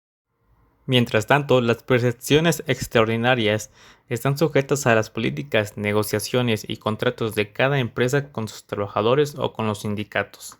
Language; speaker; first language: Spanish; native; Spanish